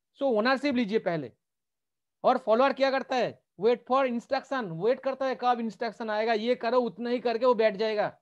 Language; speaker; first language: Hindi; non-native, local second language; Bangla